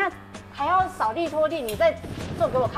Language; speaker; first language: Chinese; native; Chinese